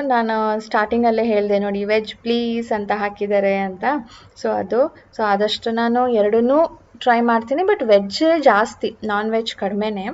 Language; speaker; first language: Kannada; non-native, local second language; Marathi